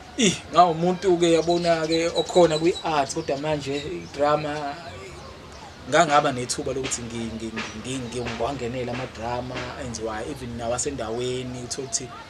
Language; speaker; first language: Zulu; native; Zulu